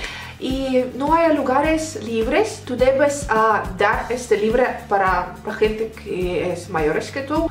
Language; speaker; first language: Spanish; non-native, learner; Russian